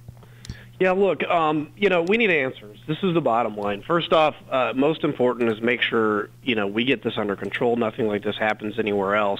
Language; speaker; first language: English; native; English